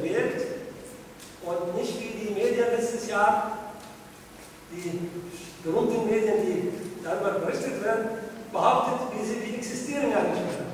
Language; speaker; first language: German; non-native, fluent; Arabic